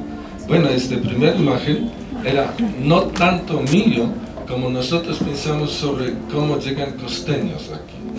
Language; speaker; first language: Spanish; non-native, fluent; Polish